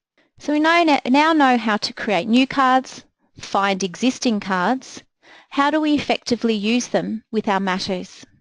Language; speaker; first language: English; native; English